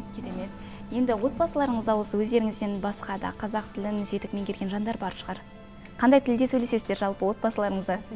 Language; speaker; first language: Kazakh; native; Kazakh